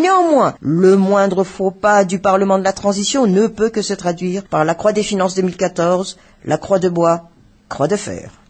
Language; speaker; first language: French; non-native, local second language; Malagasy